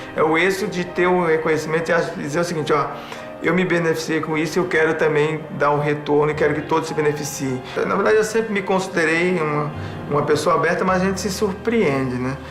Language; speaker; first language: Portuguese; native; Portuguese